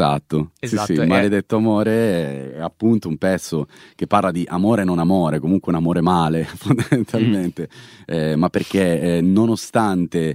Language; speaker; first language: Italian; native; Italian